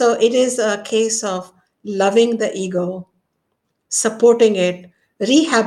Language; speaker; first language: English; non-native, local second language; Hindi